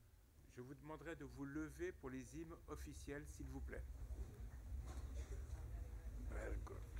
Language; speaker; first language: French; native; French